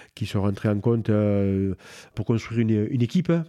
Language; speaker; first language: French; native; French